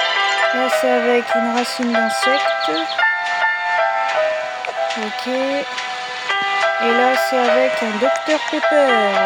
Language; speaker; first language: French; native; French